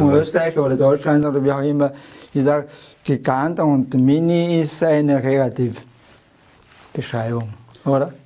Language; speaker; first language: German; non-native, learner; Chinese